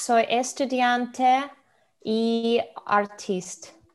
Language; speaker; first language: Spanish; non-native, learner; Russian